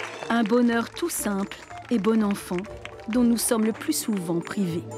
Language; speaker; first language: French; native; French